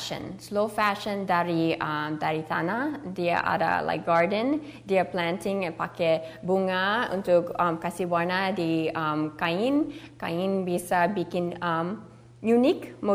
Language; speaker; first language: Indonesian; early bilingual, heritage; English